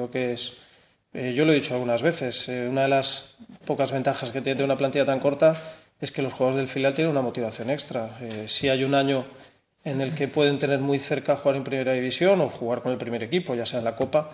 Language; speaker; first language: Spanish; native; Spanish